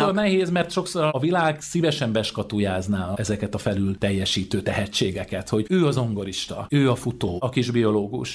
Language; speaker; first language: Hungarian; native; Hungarian